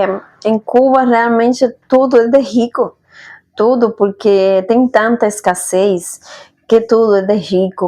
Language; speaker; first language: Portuguese; non-native, fluent; Spanish